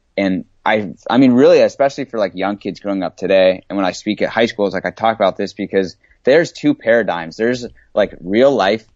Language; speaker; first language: English; native; English